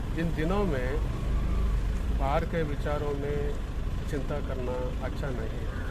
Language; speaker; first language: Hindi; non-native, local second language; Kannada